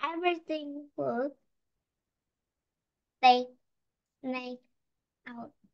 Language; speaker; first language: English; non-native, learner; Korean